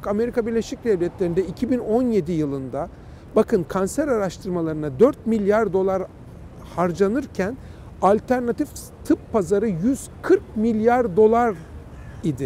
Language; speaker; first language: Turkish; native; Turkish